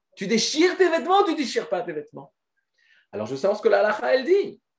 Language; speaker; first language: French; native; French